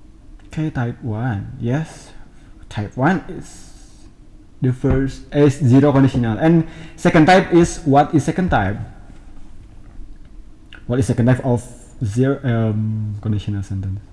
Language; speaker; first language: English; non-native, fluent; Indonesian